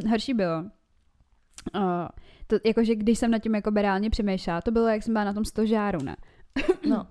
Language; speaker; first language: Czech; native; Czech